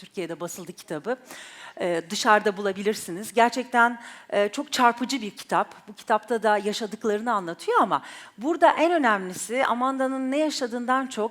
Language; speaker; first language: Turkish; native; Turkish